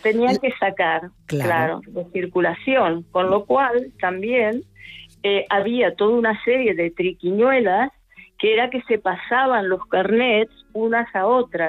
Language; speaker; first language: Spanish; native; Spanish